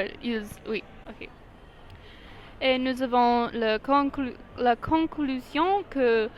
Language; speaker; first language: French; non-native, learner; English